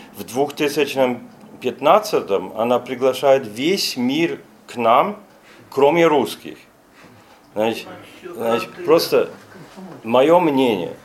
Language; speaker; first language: Russian; non-native, fluent; German